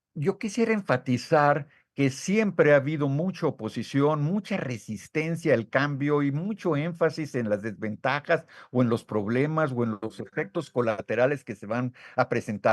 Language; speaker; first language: Spanish; native; Spanish